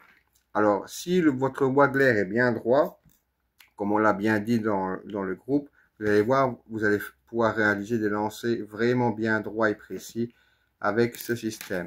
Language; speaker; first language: French; native; French